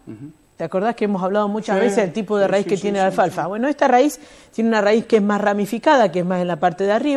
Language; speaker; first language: Spanish; native; Spanish